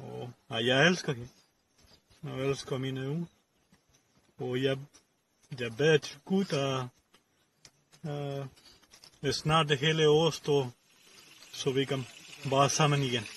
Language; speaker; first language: Danish; non-native, fluent; Spanish